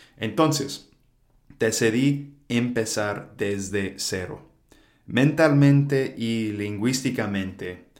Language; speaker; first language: Spanish; non-native, fluent; English